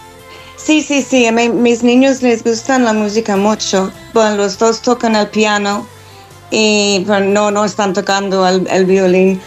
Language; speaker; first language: Spanish; non-native, fluent; English